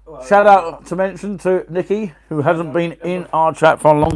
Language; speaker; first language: English; native; English